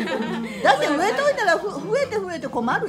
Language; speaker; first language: Japanese; native; Japanese